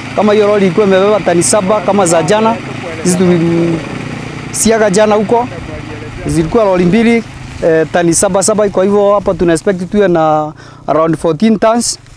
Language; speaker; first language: Swahili; non-native, local second language; Meru